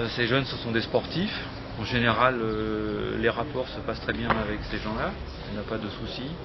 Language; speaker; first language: French; native; French